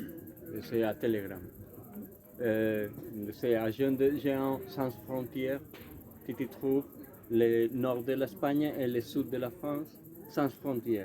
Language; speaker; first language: French; non-native, learner; Spanish